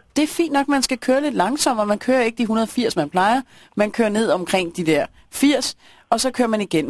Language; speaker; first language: Danish; native; Danish